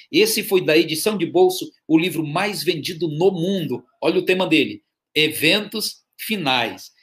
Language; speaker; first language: Portuguese; native; Portuguese